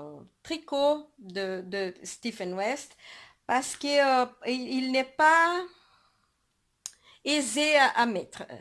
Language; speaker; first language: French; non-native, fluent; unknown